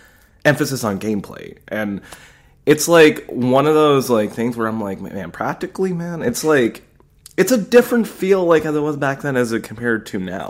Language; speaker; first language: English; native; English